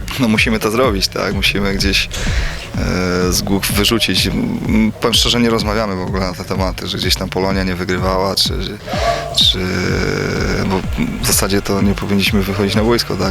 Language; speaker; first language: Polish; native; Polish